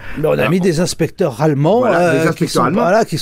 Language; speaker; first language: French; native; French